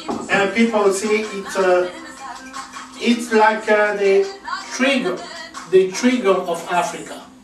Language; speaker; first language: English; non-native, fluent; Lingala